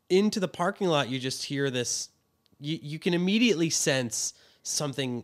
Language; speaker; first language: English; native; English